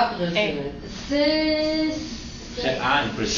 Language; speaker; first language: French; non-native, learner; Spanish